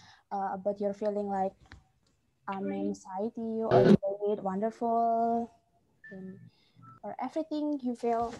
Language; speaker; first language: English; non-native, fluent; Indonesian